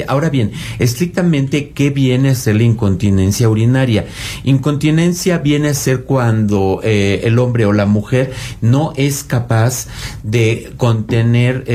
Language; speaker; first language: Spanish; native; Spanish